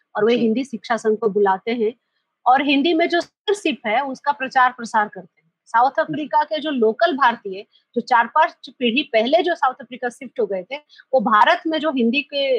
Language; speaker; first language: Hindi; native; Hindi